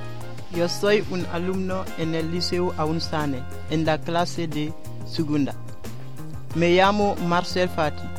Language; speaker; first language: Spanish; non-native, learner; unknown